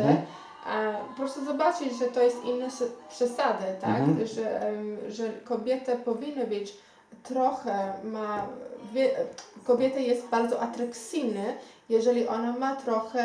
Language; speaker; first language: Polish; non-native, learner; Xhosa